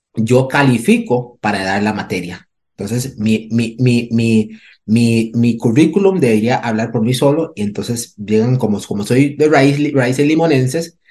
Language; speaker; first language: Spanish; non-native, local second language; Jamaican Creole English